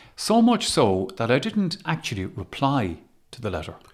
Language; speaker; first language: English; native; English